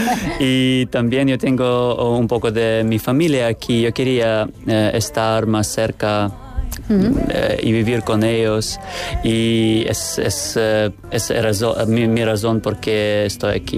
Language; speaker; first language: Spanish; non-native, learner; Ukrainian